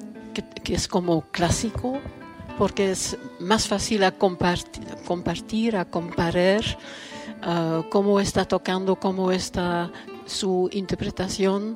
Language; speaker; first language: Spanish; non-native, learner; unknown